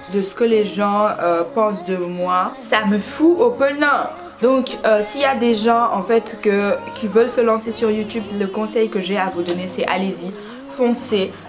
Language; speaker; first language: French; early bilingual, other home language; Wolof